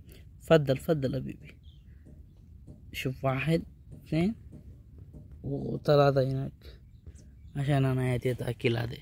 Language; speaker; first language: Arabic; non-native, learner; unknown